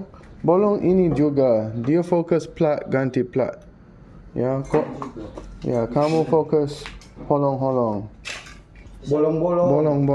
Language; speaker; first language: Indonesian; non-native, learner; English